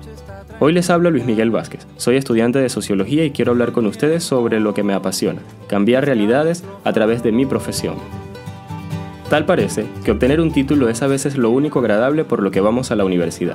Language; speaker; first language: Spanish; native; Spanish